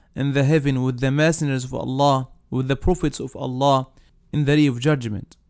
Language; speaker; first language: English; non-native, fluent; Arabic